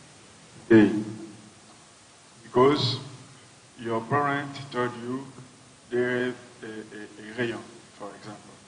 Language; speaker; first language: English; non-native, learner; French